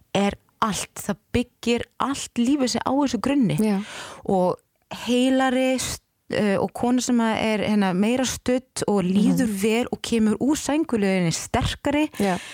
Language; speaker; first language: Icelandic; non-native, fluent; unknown